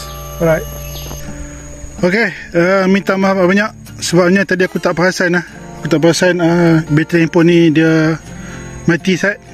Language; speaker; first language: Malay; native; Malay